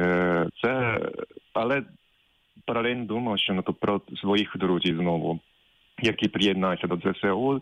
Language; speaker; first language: Ukrainian; non-native, fluent; Japanese